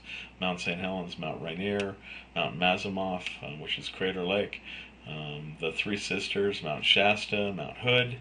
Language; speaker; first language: English; native; English